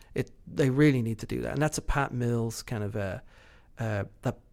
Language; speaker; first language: English; native; English